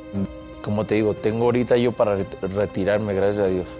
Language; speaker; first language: Spanish; native; Spanish